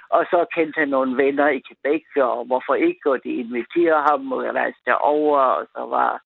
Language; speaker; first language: Danish; non-native, fluent; German